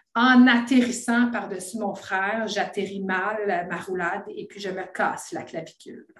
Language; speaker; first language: French; native; French